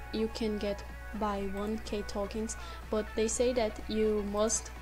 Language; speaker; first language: English; non-native, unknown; Portuguese